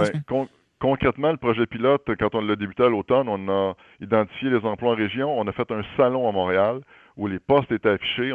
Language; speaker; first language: French; native; French